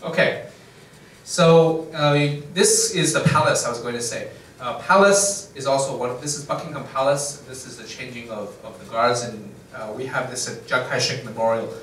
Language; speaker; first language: English; non-native, fluent; Chinese